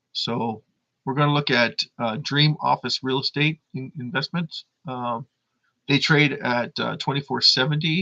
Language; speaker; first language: English; native; English